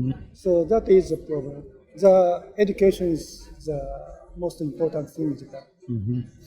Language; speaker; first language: English; non-native, learner; Japanese